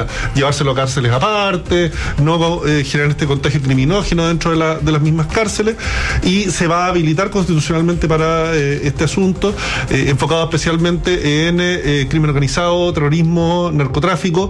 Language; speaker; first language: Spanish; native; Spanish